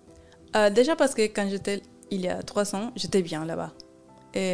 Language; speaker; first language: French; non-native, fluent; Spanish